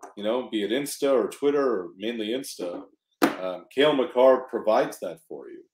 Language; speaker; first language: English; native; English